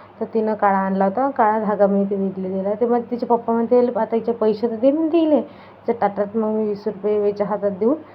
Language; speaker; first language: Marathi; native; Marathi